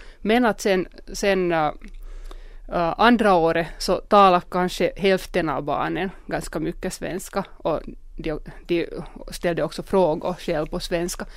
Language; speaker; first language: Swedish; non-native, local second language; Finnish